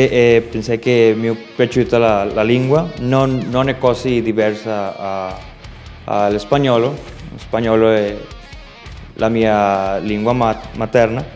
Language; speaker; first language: Italian; non-native, learner; Spanish